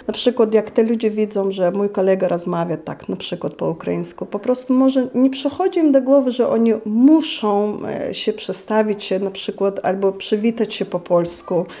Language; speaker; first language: Polish; non-native, fluent; Chechen